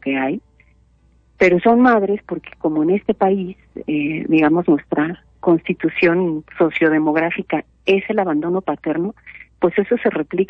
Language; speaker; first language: Spanish; native; Spanish